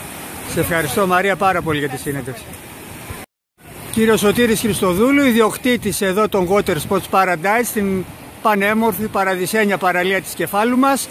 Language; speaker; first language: Greek; native; Greek